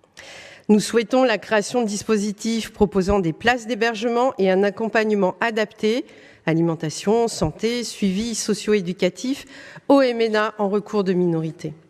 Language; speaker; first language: French; native; French